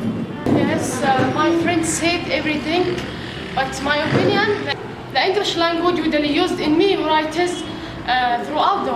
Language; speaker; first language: English; non-native, learner; Arabic